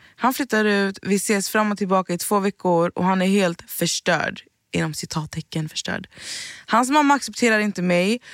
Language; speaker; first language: Swedish; early bilingual, other home language; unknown